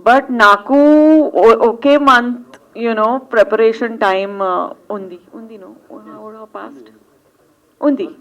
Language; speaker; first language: Telugu; non-native, learner; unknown